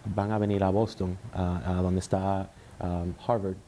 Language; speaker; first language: Spanish; early bilingual, heritage; Spanish